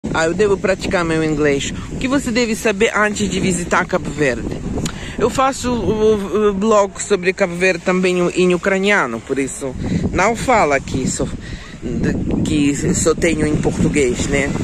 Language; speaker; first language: Portuguese; non-native, fluent; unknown